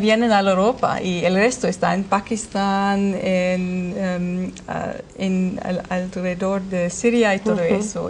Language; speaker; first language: Spanish; non-native, fluent; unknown